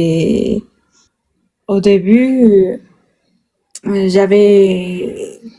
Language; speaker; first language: French; non-native, learner; Spanish